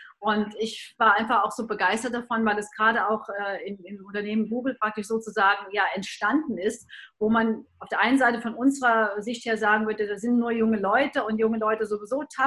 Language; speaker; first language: German; native; German